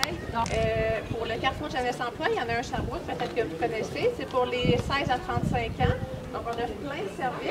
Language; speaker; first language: French; native; French